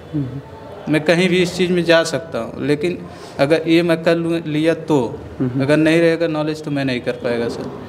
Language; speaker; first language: Hindi; native; Hindi